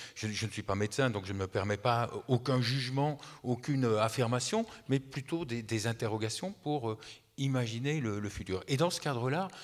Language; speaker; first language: French; native; French